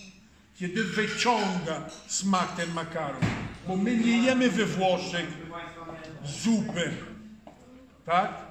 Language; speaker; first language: Polish; non-native, fluent; Italian